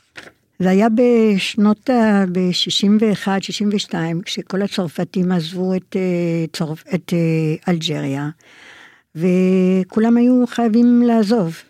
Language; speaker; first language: Hebrew; non-native, fluent; French